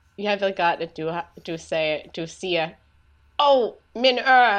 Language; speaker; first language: Danish; non-native, learner; English